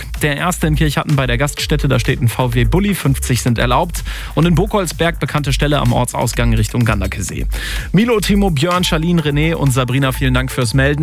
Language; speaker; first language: German; native; German